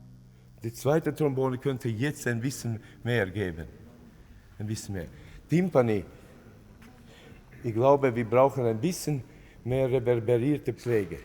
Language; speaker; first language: German; non-native, fluent; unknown